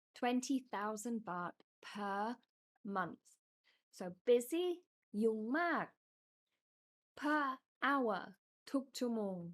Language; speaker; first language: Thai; non-native, fluent; English